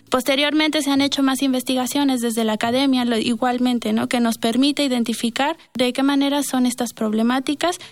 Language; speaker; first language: Spanish; native; Spanish